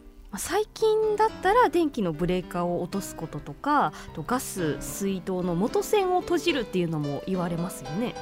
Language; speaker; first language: Japanese; native; Japanese